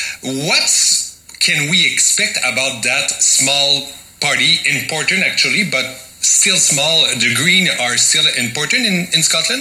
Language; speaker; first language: English; non-native, fluent; French